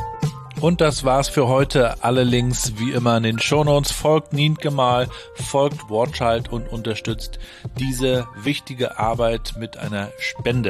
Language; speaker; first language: German; native; German